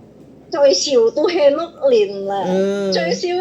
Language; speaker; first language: Cantonese; non-native, fluent; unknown